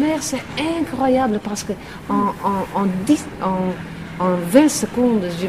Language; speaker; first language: French; non-native, fluent; Western Frisian